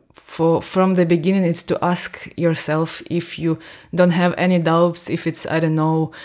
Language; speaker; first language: English; non-native, fluent; Ukrainian